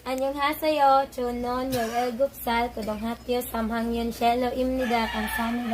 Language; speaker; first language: Korean; non-native, learner; Cebuano